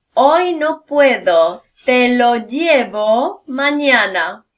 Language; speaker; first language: Polish; non-native, fluent; Spanish